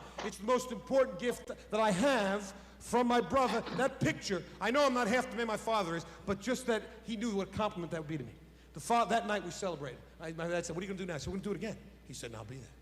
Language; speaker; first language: English; native; English